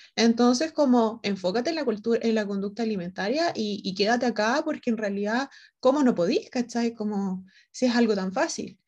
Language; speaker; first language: Spanish; native; Spanish